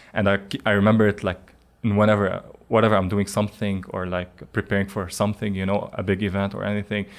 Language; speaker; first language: English; non-native, fluent; Arabic